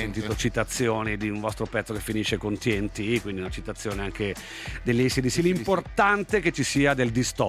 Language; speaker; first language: Italian; native; Italian